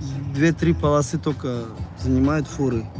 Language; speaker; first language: Russian; non-native, fluent; Tajik